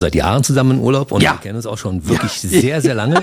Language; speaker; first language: German; native; German